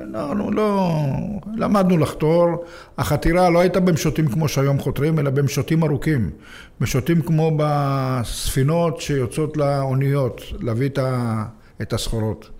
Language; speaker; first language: Hebrew; native; Hebrew